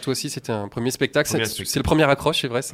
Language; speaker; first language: French; native; French